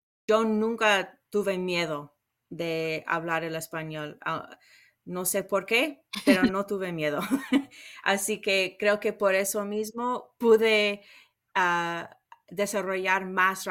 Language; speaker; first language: Spanish; non-native, fluent; English